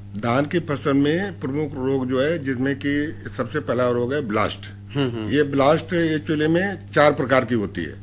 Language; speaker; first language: Hindi; native; Hindi